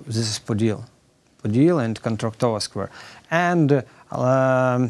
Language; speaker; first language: English; non-native, learner; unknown